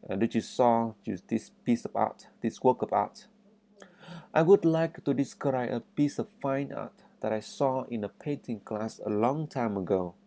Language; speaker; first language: English; non-native, fluent; Vietnamese